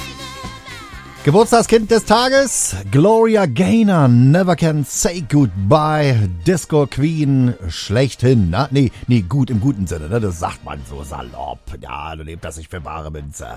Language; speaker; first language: German; native; German